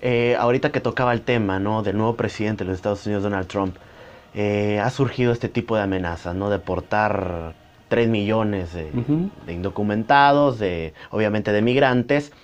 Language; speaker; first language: Spanish; native; Spanish